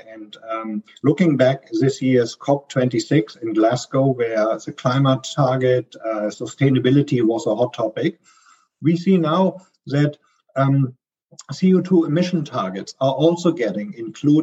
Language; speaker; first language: English; non-native, fluent; German